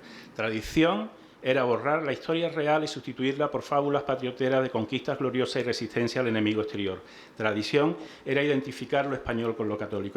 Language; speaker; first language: Spanish; native; Spanish